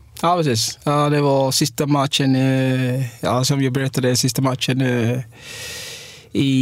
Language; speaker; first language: Swedish; non-native, fluent; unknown